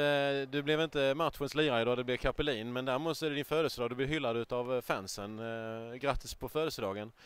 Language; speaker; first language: Swedish; native; Swedish